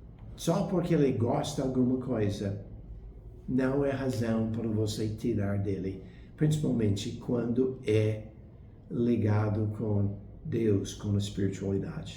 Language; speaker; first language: Portuguese; non-native, fluent; English